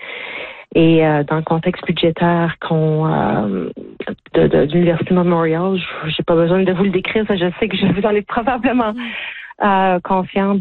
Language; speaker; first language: French; native; French